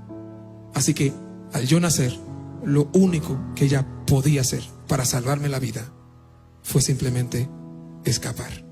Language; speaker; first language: Spanish; non-native, fluent; Haitian Creole